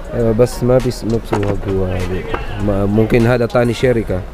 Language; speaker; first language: Arabic; non-native, learner; Filipino